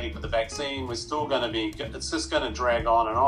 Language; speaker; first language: English; native; English